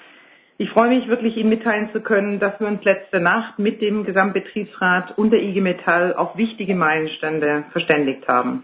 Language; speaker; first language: German; native; German